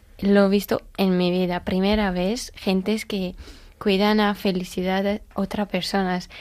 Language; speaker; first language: Spanish; non-native, learner; Georgian